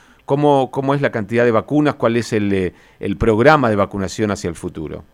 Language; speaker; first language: Spanish; native; Spanish